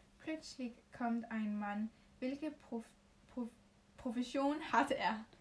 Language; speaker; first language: German; non-native, learner; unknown